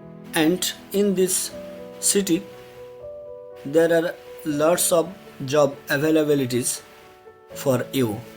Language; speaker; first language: English; non-native, fluent; Bangla